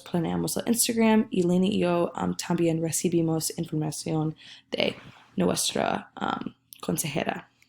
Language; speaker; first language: Spanish; non-native, learner; English